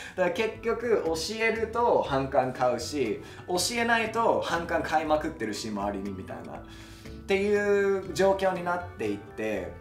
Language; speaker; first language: Japanese; non-native, fluent; English